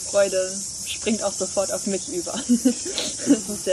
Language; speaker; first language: German; native; German